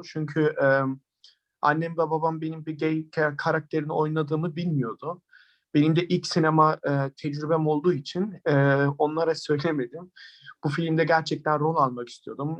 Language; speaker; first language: Turkish; early bilingual, heritage; Turkish